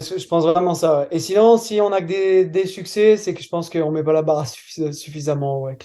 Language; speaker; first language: French; native; French